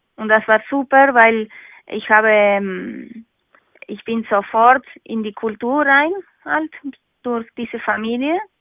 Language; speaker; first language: German; non-native, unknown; Spanish